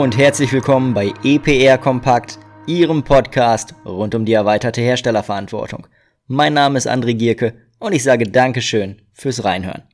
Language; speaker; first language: German; native; German